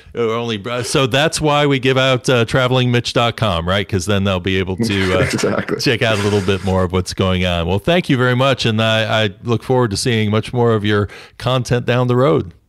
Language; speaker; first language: English; native; English